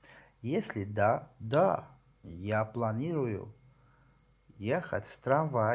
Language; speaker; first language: Russian; non-native, learner; Tajik